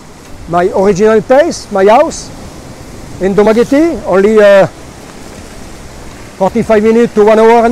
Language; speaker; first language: English; non-native, learner; French